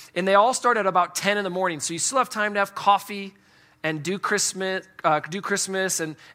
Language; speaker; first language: English; native; English